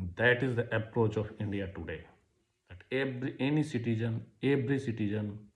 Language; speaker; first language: English; non-native, local second language; Hindi